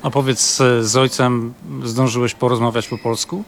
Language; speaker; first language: Polish; native; Polish